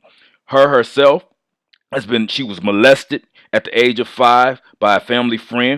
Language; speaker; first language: English; native; English